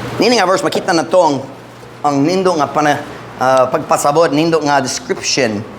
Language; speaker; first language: Cebuano; non-native, fluent; English